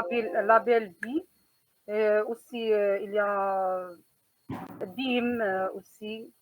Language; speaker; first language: French; non-native, learner; Arabic